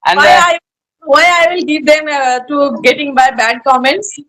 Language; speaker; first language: English; non-native, learner; Bangla